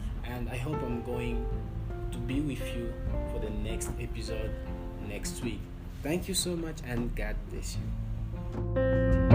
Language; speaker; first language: English; non-native, fluent; French